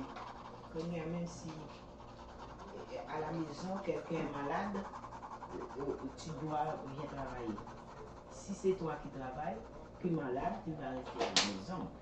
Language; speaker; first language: French; non-native, learner; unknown